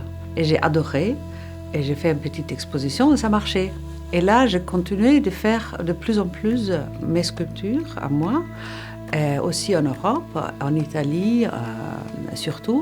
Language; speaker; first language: French; non-native, fluent; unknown